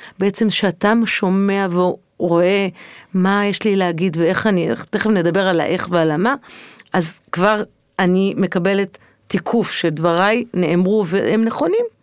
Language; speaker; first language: Hebrew; native; Hebrew